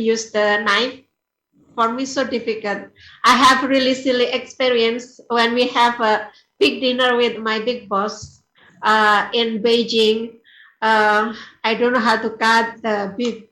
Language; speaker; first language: English; non-native, learner; Indonesian